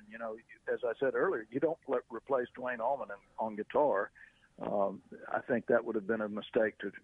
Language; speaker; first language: English; native; English